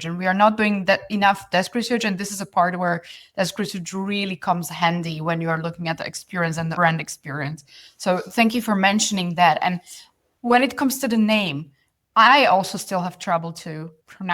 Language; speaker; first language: English; non-native, fluent; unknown